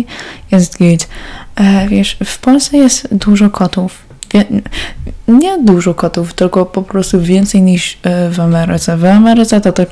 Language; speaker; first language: Polish; early bilingual, heritage; Polish